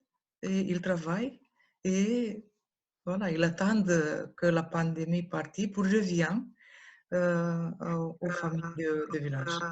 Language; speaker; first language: French; non-native, learner; Romanian